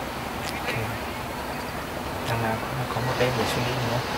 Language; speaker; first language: Vietnamese; native; Vietnamese